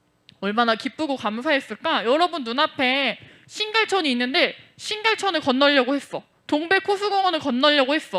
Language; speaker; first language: Korean; native; Korean